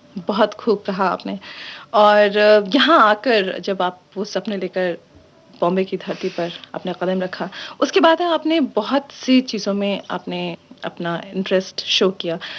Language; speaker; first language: Hindi; native; Hindi